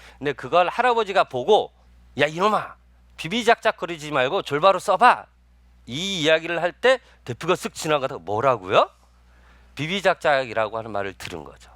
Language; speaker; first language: Korean; native; Korean